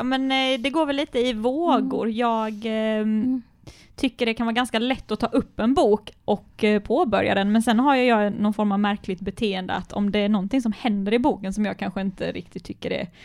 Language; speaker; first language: Swedish; native; Swedish